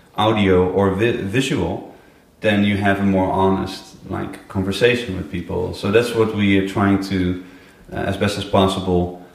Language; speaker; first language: English; non-native, fluent; Dutch